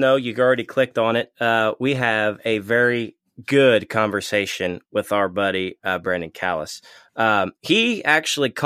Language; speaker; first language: English; native; English